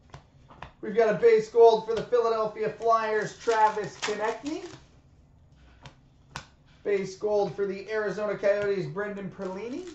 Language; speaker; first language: English; native; English